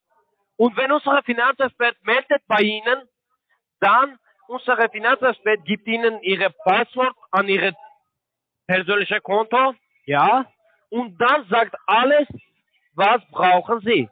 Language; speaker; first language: German; non-native, learner; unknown